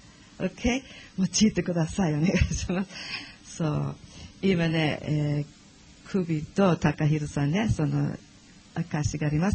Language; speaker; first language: Japanese; non-native, learner; English